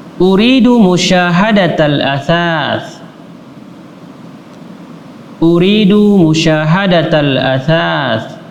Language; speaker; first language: Arabic; non-native, fluent; Indonesian